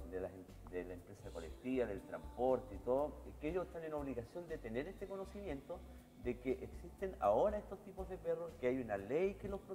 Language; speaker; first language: Spanish; native; Spanish